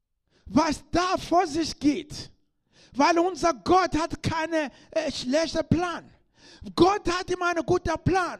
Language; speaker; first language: German; non-native, learner; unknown